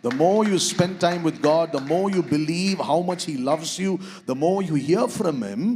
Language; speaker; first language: English; non-native, local second language; Tamil